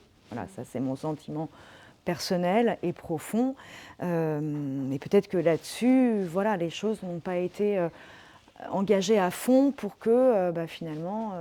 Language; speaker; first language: French; native; French